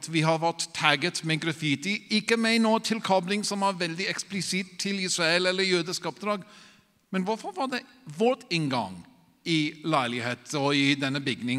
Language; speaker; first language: Norwegian; non-native, fluent; English